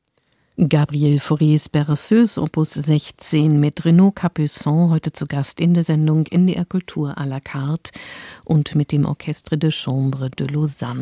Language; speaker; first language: German; native; German